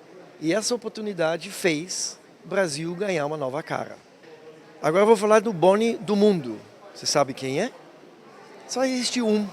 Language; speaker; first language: Portuguese; non-native, fluent; German